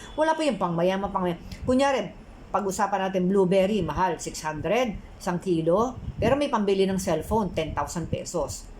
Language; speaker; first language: Filipino; native; Filipino